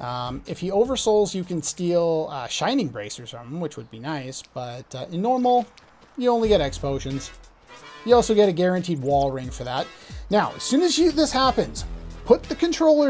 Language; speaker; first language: English; native; English